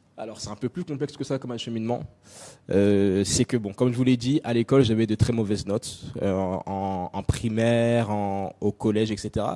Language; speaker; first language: French; native; French